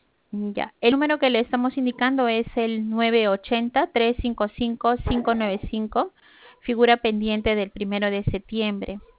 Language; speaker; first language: Spanish; native; Spanish